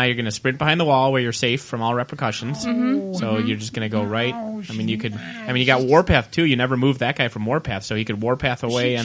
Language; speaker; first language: English; native; English